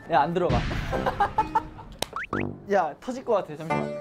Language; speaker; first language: Korean; native; Korean